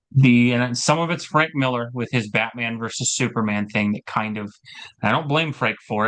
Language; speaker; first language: English; native; English